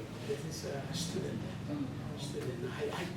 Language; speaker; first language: English; non-native, learner; Sundanese